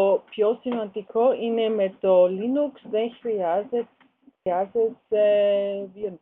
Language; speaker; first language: Greek; non-native, learner; German